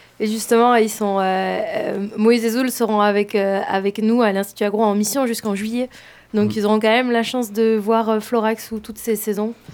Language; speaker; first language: French; native; French